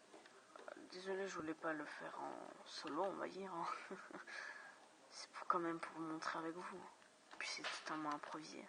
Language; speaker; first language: French; native; French